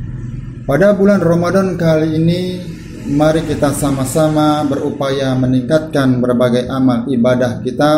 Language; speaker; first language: Indonesian; native; Indonesian